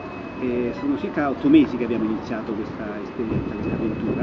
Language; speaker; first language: Italian; native; Italian